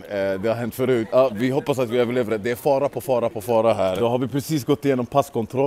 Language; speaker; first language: Swedish; native; Swedish